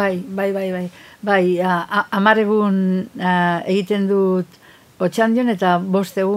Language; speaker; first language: Basque; non-native, fluent; Catalan